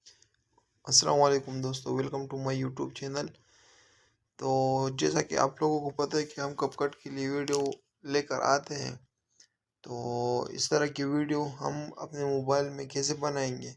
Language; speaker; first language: Hindi; non-native, local second language; Punjabi